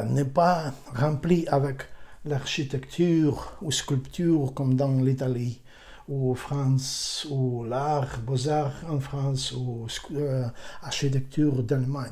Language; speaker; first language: French; non-native, learner; Ukrainian